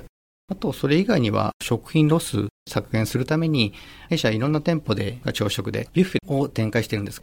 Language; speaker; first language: Japanese; native; Japanese